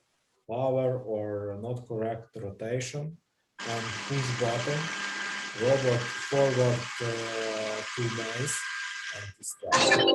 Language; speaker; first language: English; non-native, learner; Russian